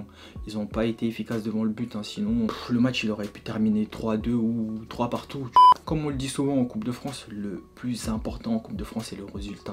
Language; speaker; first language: French; native; French